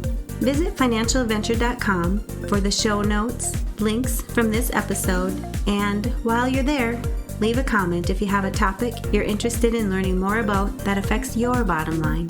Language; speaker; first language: English; native; English